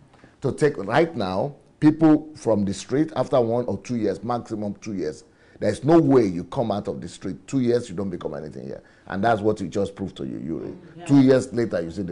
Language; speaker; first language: English; non-native, local second language; Yoruba